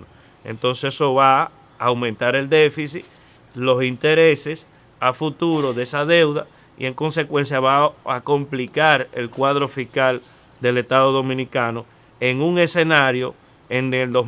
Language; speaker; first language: Spanish; native; Spanish